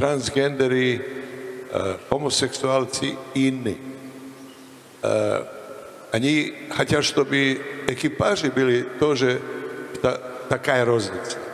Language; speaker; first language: Russian; non-native, learner; Serbian